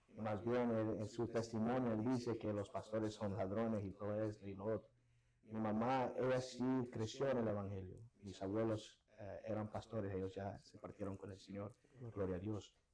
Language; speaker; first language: Spanish; early bilingual, heritage; Spanish